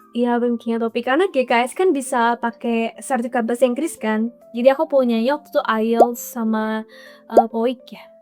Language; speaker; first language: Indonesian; native; Indonesian